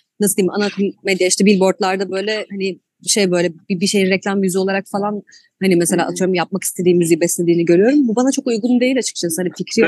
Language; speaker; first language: Turkish; native; Turkish